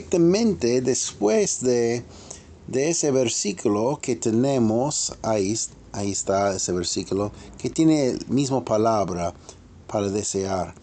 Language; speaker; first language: Spanish; non-native, fluent; English